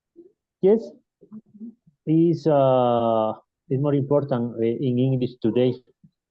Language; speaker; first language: English; non-native, learner; Spanish